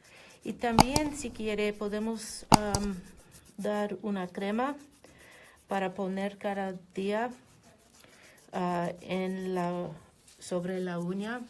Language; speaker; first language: Spanish; non-native, learner; English